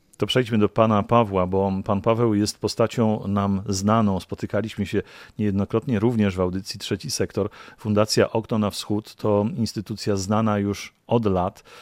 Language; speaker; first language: Polish; native; Polish